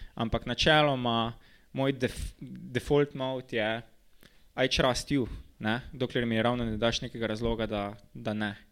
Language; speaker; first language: Slovenian; native; Slovenian